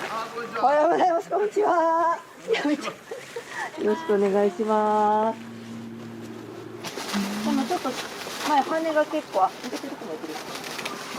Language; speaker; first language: Japanese; native; Japanese